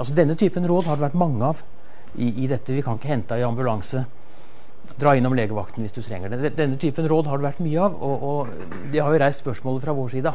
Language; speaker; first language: Norwegian; native; Norwegian